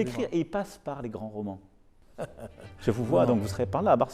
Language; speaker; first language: French; native; French